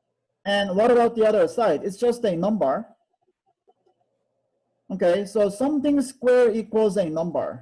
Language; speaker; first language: English; non-native, fluent; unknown